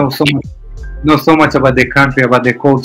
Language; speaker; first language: English; non-native, fluent; Hebrew